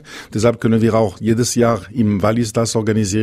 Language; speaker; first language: German; non-native, local second language; French